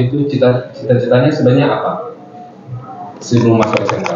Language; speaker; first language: Indonesian; non-native, local second language; Javanese